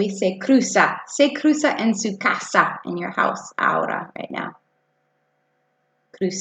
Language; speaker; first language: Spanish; non-native, fluent; English